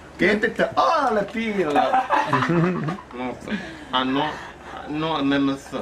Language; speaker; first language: Italian; non-native, learner; Czech